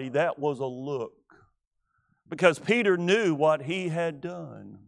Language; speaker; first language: English; native; English